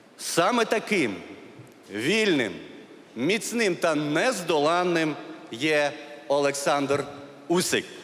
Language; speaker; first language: Ukrainian; non-native, local second language; Crimean Tatar